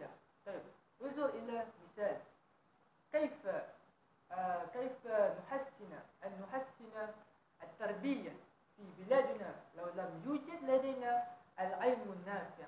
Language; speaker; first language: Arabic; non-native, learner; Malay